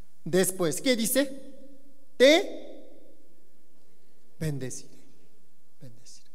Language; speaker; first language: Spanish; non-native, learner; Korean